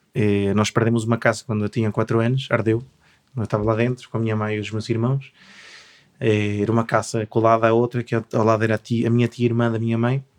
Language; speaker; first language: Portuguese; non-native, fluent; Spanish